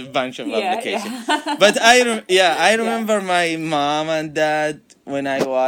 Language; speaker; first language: English; non-native, learner; Arabic